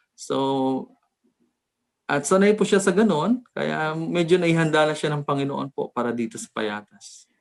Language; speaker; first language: Filipino; native; Filipino